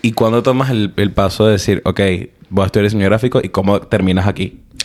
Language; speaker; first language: Spanish; early bilingual, heritage; Spanish